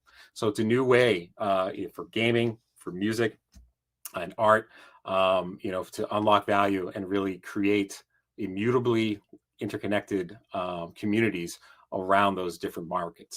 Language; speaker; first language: English; native; English